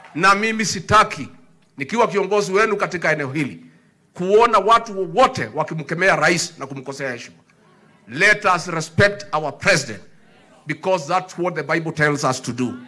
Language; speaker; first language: Swahili; non-native, local second language; Kikuyu